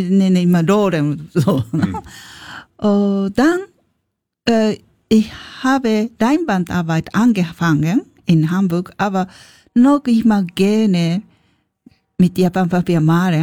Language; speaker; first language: German; non-native, learner; Japanese